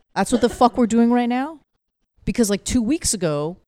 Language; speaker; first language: English; native; English